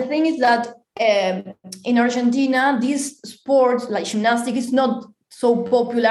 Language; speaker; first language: English; non-native, fluent; Spanish